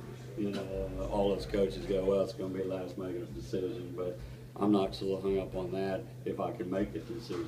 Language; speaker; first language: English; native; English